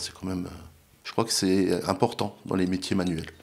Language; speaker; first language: French; native; French